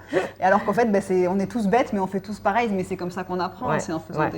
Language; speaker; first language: French; native; French